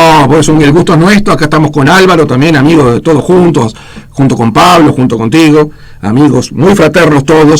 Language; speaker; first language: Spanish; native; Spanish